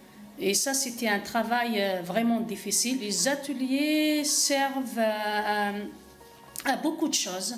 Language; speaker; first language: French; non-native, learner; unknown